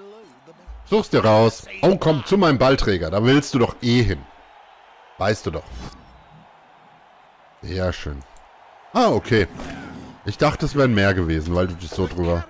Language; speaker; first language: German; native; German